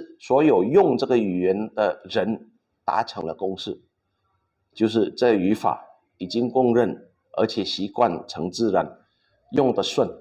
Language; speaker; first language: Chinese; non-native, fluent; Indonesian